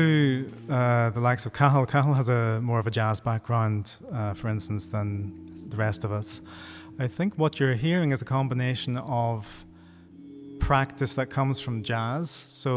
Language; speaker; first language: English; native; English